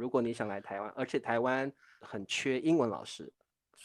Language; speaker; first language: Chinese; native; Chinese